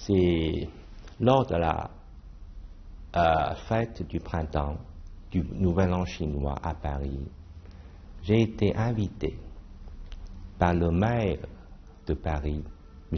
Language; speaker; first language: French; non-native, fluent; Chinese